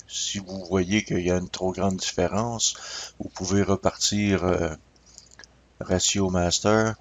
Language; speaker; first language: French; native; French